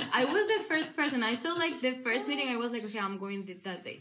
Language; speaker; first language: English; non-native, learner; Spanish